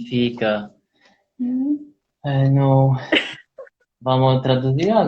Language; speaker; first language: Portuguese; non-native, learner; Polish